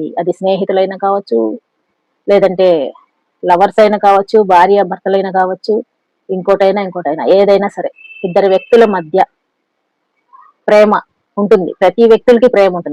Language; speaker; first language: Telugu; native; Telugu